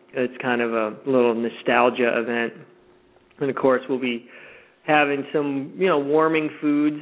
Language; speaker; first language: English; native; English